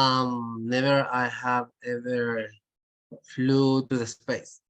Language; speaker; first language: English; non-native, learner; Spanish